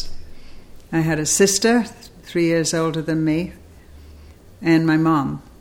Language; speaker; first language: English; native; English